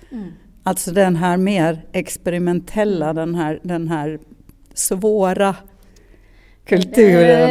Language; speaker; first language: Swedish; native; Swedish